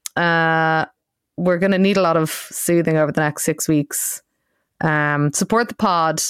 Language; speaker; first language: English; native; English